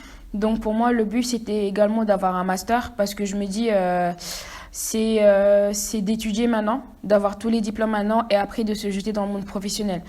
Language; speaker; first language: French; non-native, local second language; Wolof